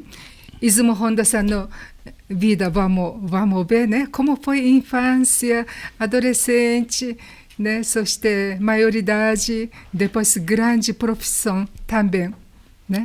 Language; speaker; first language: Portuguese; non-native, learner; Japanese